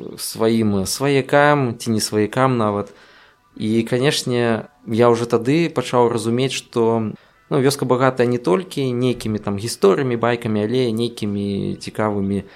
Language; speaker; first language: Belarusian; non-native, local second language; Russian